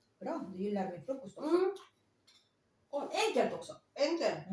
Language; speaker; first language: Swedish; non-native, learner; Thai